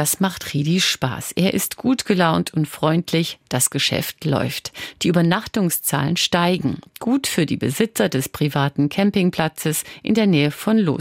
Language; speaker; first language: German; native; German